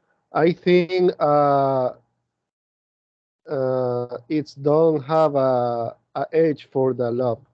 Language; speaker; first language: English; non-native, learner; Spanish